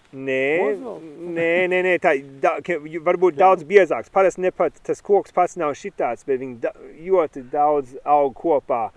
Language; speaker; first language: Latvian; early bilingual, heritage; Latvian